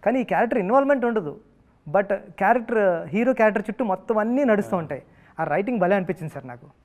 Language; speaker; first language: Telugu; native; Telugu